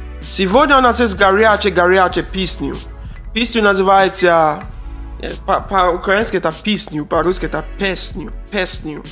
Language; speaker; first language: Russian; non-native, learner; Arabic